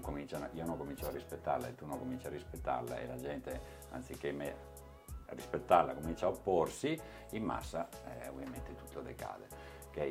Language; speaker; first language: Italian; native; Italian